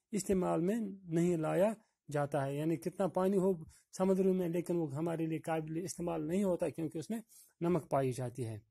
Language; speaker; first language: Urdu; non-native, local second language; Kashmiri